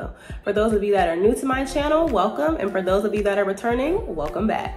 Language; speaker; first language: English; native; English